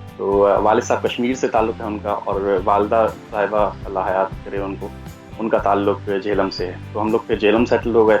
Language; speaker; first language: Urdu; non-native, local second language; Punjabi